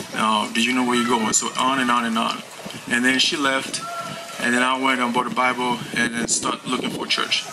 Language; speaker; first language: English; non-native, fluent; Haitian Creole